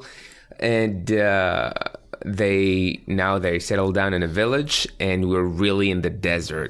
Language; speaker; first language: English; non-native, fluent; French